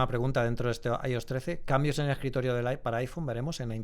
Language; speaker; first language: Spanish; native; Spanish